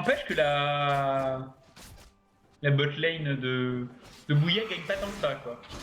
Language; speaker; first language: French; native; French